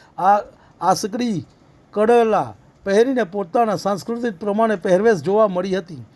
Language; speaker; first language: Gujarati; native; Gujarati